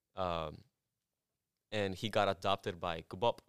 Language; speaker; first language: English; non-native, fluent; Spanish